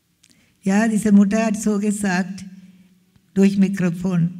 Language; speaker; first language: German; non-native, fluent; Malayalam